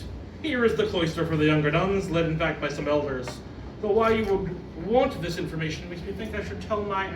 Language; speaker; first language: English; native; English